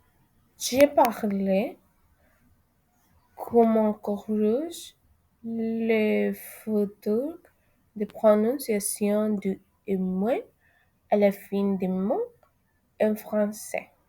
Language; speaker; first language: French; non-native, learner; Spanish